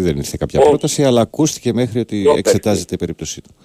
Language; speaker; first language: Greek; native; Greek